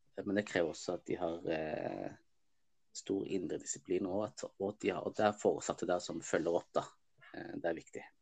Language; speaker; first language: Norwegian; early bilingual, other home language; Somali